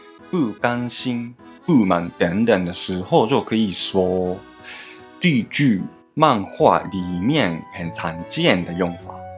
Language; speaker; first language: Chinese; non-native, fluent; Japanese